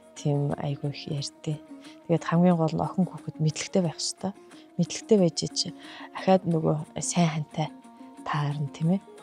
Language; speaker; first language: Mongolian; non-native, local second language; Kazakh